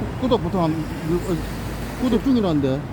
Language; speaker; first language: Korean; native; Korean